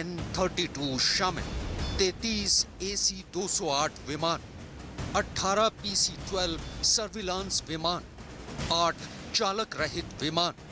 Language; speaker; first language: Hindi; native; Hindi